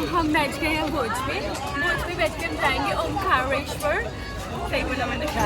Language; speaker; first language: Hindi; non-native, local second language; Punjabi